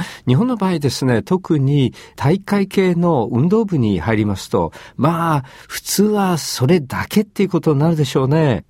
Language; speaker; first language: Japanese; native; Japanese